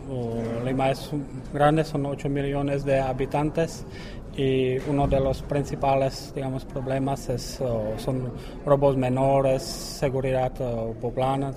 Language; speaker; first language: Spanish; non-native, fluent; Czech